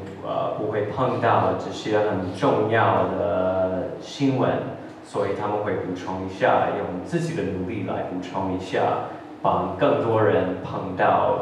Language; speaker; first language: Chinese; early bilingual, heritage; English